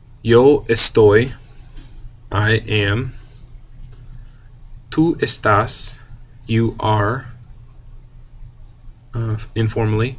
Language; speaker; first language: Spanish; non-native, fluent; English